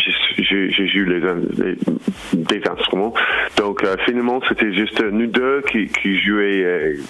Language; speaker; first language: French; non-native, fluent; English